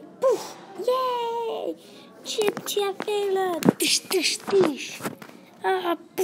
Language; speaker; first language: French; non-native, learner; English